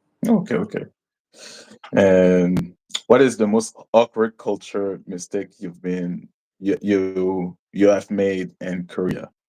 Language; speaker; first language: English; non-native, local second language; French